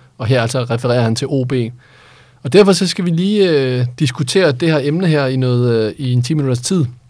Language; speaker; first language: Danish; native; Danish